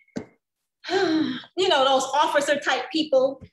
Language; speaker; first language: English; native; English